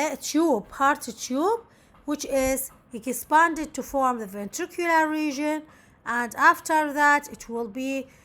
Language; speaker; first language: English; non-native, local second language; Arabic